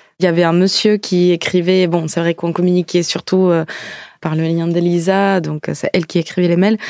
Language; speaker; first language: French; non-native, fluent; Ukrainian